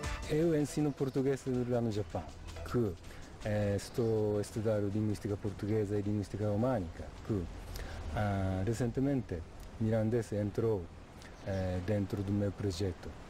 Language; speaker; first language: Portuguese; non-native, fluent; Japanese